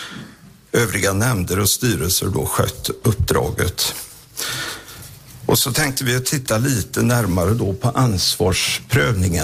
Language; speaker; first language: Swedish; native; Swedish